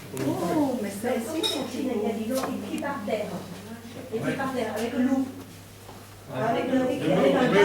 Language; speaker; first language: French; non-native, learner; Chinese